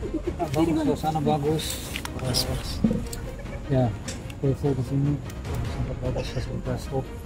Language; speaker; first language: Indonesian; non-native, fluent; Dutch